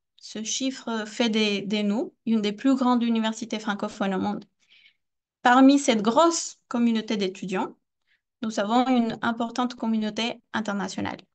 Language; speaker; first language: French; non-native, fluent; Spanish